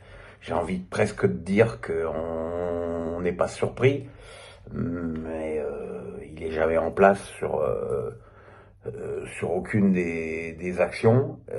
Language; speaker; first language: French; native; French